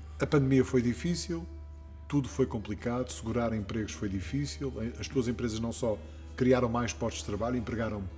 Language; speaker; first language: Portuguese; native; Portuguese